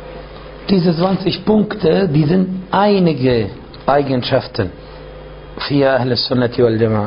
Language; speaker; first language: German; non-native, fluent; Arabic